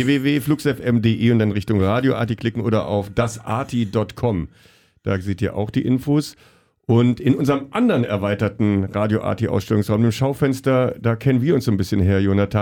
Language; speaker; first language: German; native; German